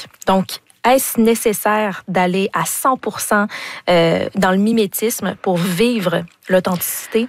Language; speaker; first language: French; native; French